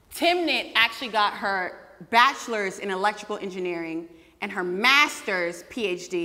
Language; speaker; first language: English; native; English